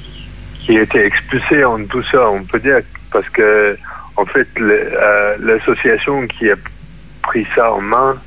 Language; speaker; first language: French; non-native, fluent; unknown